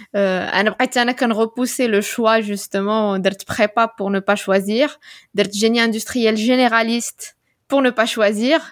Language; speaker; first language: Arabic; native; Arabic